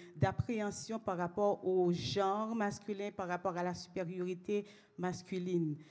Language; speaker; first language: French; native; French